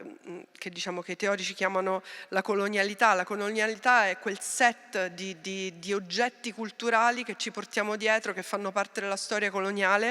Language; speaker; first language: Italian; native; Italian